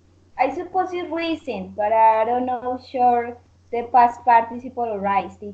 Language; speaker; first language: English; non-native, learner; Spanish